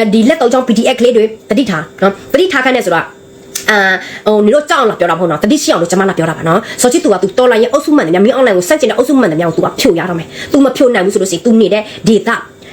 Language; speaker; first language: Burmese; non-native, local second language; Karen languages